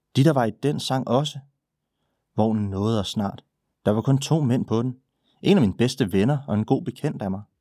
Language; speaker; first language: Danish; native; Danish